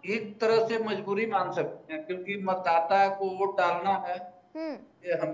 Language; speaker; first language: Hindi; native; Hindi